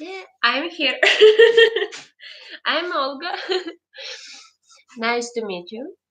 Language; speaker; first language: English; non-native, learner; Ukrainian